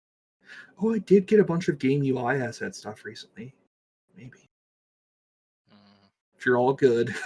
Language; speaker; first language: English; native; English